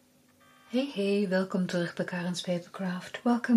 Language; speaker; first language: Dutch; native; Dutch